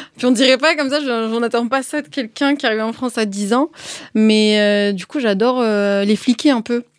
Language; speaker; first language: French; early bilingual, other home language; Arabic